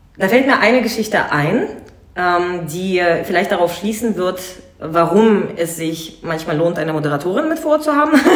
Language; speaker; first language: German; non-native, fluent; Russian